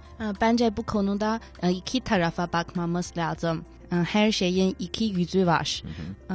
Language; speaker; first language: Turkish; non-native, learner; Chinese